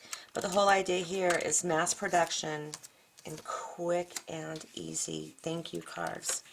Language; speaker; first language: English; native; English